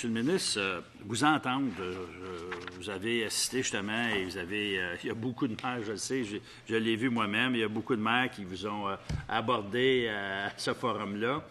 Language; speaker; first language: French; native; French